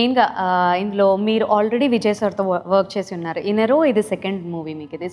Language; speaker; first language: Telugu; native; Telugu